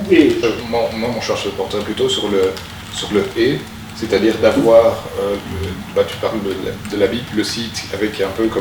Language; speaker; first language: French; native; French